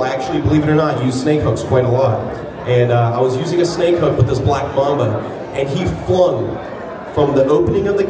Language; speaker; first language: English; native; English